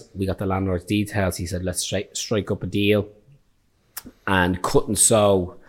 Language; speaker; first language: English; native; English